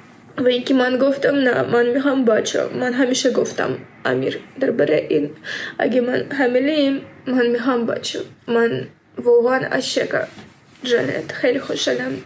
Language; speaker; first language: Persian; early bilingual, heritage; Persian